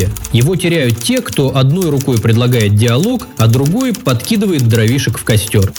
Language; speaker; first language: Russian; native; Russian